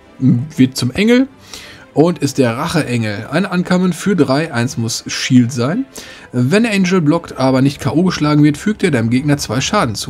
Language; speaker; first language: German; native; German